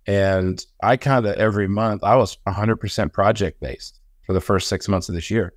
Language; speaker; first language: English; native; English